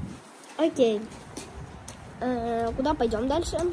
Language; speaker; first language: Russian; early bilingual, heritage; Russian